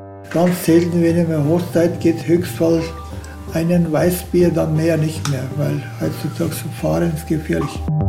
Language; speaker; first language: German; non-native, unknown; Turkish